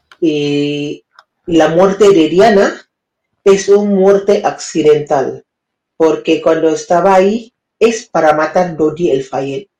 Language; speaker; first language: Spanish; non-native, learner; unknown